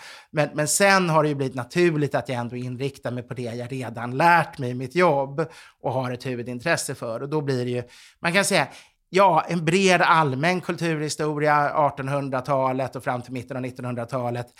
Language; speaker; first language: Swedish; native; Swedish